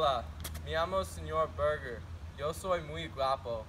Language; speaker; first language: Spanish; non-native, learner; English